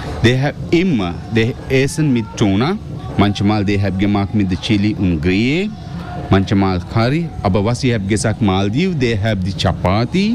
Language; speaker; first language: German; non-native, learner; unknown